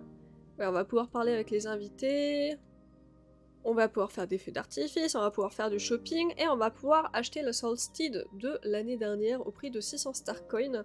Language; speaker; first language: French; native; French